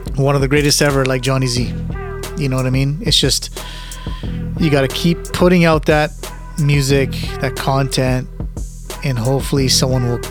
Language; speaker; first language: English; early bilingual, other home language; Punjabi